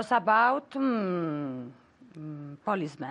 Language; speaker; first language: English; non-native, fluent; Spanish